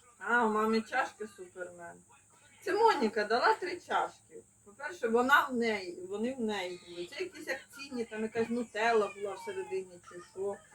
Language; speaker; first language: Ukrainian; native; Ukrainian